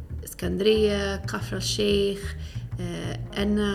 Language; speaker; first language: Arabic; non-native, fluent; English